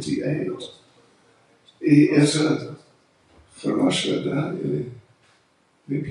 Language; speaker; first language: Russian; non-native, learner; English